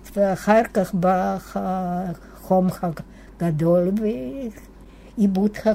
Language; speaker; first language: Hebrew; non-native, fluent; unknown